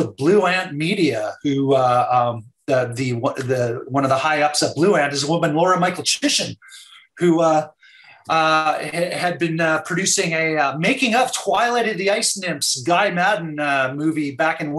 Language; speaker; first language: English; native; English